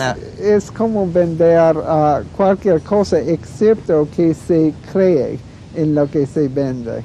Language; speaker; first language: Spanish; non-native, fluent; English